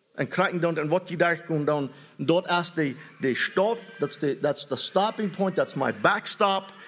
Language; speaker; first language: German; native; German